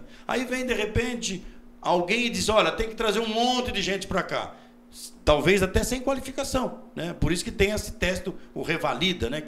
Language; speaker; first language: Portuguese; native; Portuguese